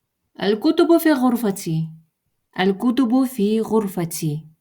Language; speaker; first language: Arabic; non-native, fluent; Russian